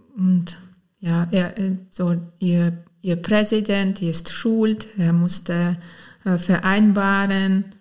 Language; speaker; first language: German; non-native, fluent; Ukrainian